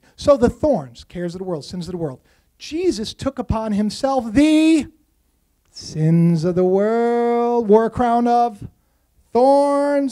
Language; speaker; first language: English; native; English